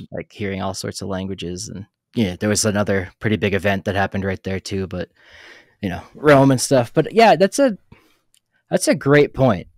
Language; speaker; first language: English; native; English